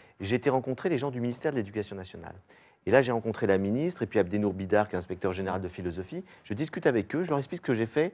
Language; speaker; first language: French; native; French